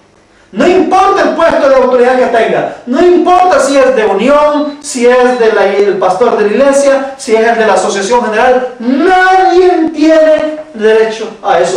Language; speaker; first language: Spanish; native; Spanish